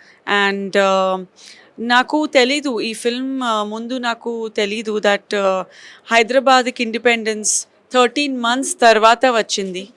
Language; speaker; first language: Telugu; non-native, learner; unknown